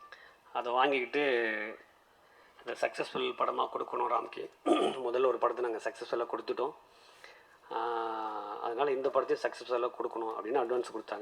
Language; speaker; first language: Tamil; native; Tamil